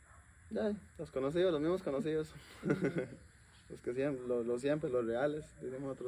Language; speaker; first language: Spanish; native; Spanish